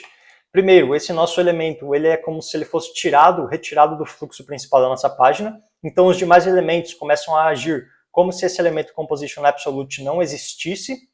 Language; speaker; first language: Portuguese; native; Portuguese